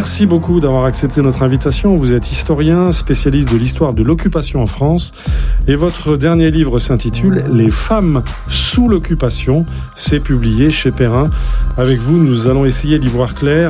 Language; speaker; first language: French; native; French